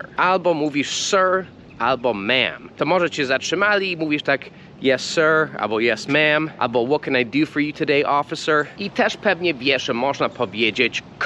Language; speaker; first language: Polish; non-native, fluent; English